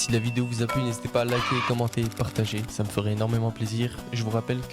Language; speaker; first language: French; native; French